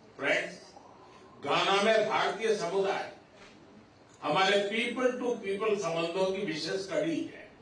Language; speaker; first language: Hindi; non-native, local second language; Gujarati